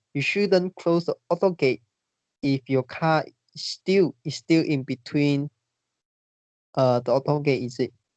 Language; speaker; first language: English; non-native, learner; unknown